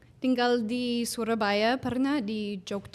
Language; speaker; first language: Indonesian; non-native, fluent; English